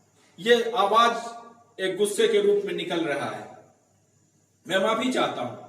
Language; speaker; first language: Hindi; native; Hindi